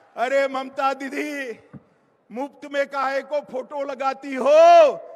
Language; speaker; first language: Hindi; non-native, local second language; Gujarati